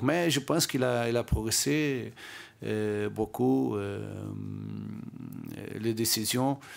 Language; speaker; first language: French; non-native, learner; Portuguese